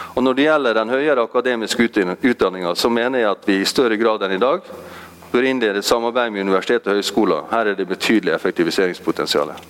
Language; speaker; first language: Norwegian; native; Norwegian